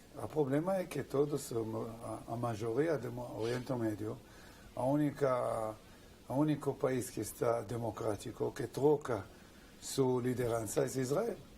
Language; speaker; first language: Portuguese; non-native, learner; Hebrew